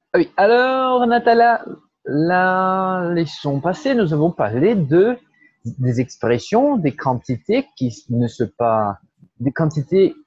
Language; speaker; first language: French; non-native, fluent; Portuguese